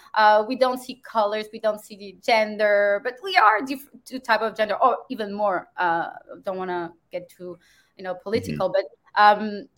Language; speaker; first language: English; non-native, fluent; French